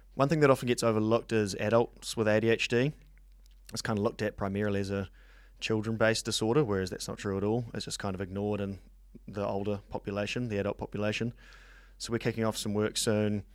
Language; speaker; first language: English; native; English